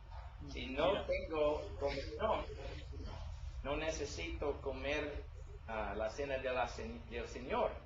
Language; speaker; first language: Spanish; non-native, learner; English